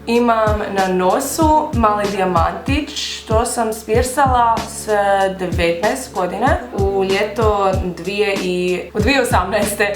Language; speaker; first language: Bosnian; early bilingual, heritage; Croatian